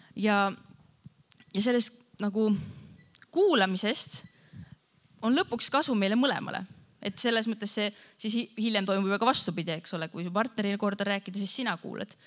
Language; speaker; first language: Estonian; native; Estonian